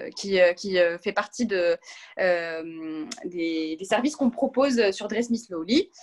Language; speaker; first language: French; non-native, local second language; Arabic